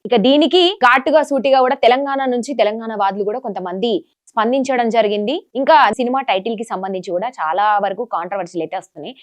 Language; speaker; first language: Telugu; native; Telugu